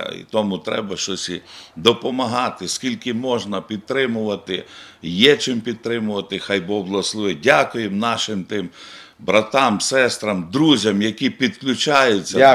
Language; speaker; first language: Ukrainian; native; Ukrainian